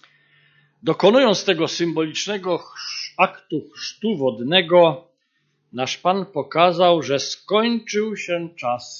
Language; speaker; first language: Polish; native; Polish